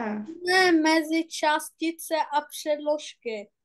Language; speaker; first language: Czech; non-native, learner; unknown